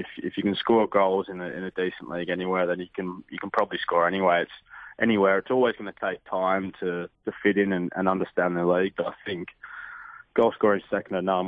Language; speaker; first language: English; native; English